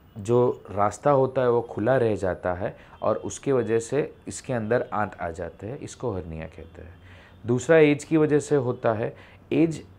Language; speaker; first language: Hindi; non-native, local second language; Gujarati